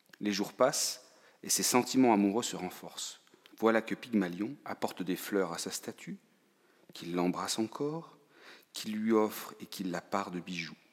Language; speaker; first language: French; native; French